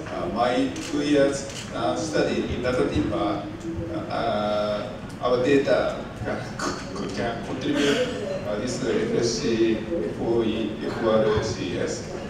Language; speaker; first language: English; non-native, learner; Japanese